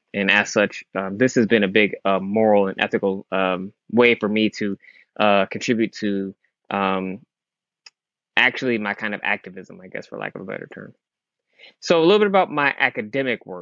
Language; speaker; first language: English; native; English